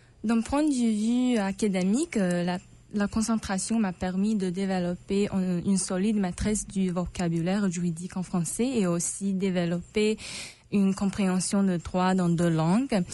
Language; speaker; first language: French; non-native, local second language; English